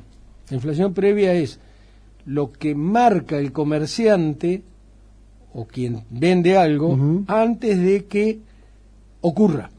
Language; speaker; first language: Spanish; native; Spanish